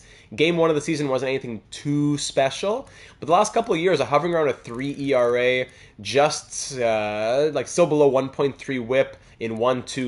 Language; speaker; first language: English; native; English